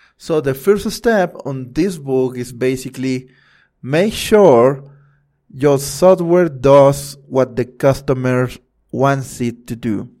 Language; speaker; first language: English; non-native, fluent; Spanish